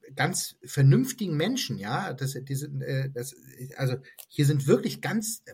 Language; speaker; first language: German; native; German